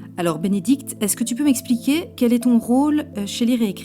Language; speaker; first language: French; native; French